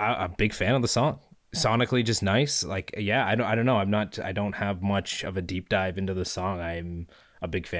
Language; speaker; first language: English; native; English